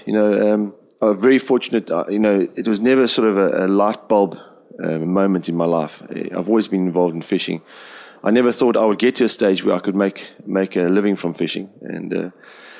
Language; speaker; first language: English; native; English